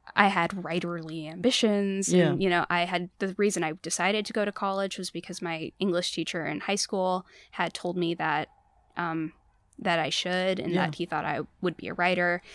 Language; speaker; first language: English; native; English